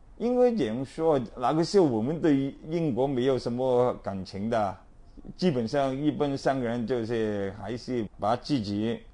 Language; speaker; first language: Chinese; non-native, local second language; Cantonese